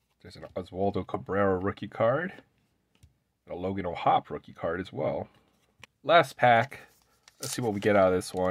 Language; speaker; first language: English; native; English